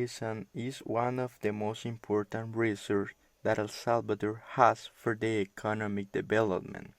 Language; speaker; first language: English; non-native, learner; Spanish